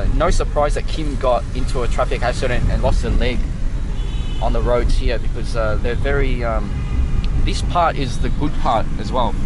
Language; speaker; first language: English; native; English